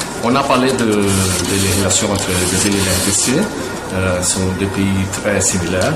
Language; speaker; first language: French; non-native, fluent; Portuguese